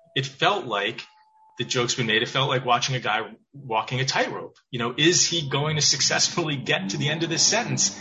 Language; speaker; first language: English; native; English